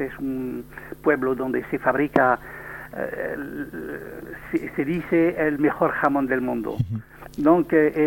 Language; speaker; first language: Spanish; non-native, learner; French